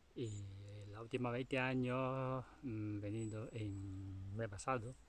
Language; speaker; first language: Spanish; non-native, learner; Chinese